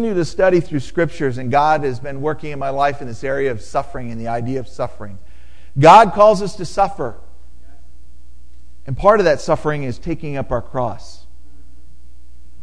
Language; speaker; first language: English; native; English